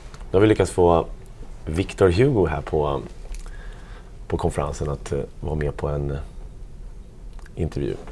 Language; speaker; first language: Swedish; native; Swedish